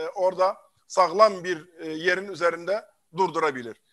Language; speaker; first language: Turkish; early bilingual, heritage; Arabic